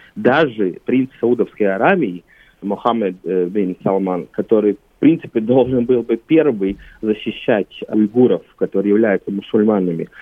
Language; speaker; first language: Russian; non-native, local second language; Latvian